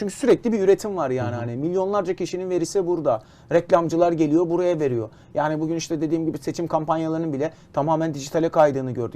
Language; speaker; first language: Turkish; native; Turkish